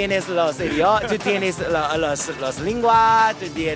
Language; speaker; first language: Spanish; non-native, learner; English